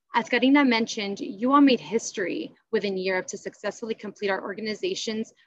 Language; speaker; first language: English; native; English